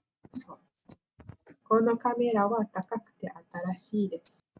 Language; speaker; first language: Japanese; non-native, fluent; Malay